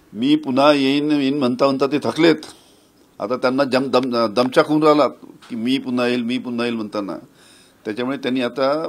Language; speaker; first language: Marathi; native; Marathi